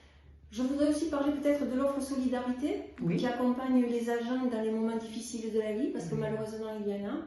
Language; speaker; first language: French; native; French